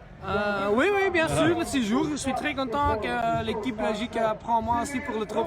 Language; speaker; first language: French; non-native, learner; Dutch